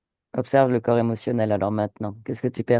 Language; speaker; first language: French; native; French